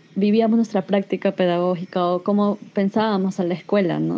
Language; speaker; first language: Spanish; native; Spanish